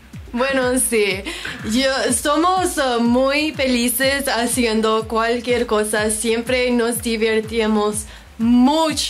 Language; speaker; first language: Spanish; non-native, learner; English